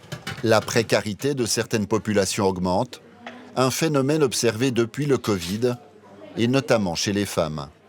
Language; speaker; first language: French; native; French